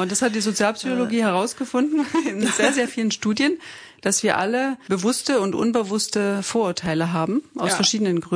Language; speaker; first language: German; native; German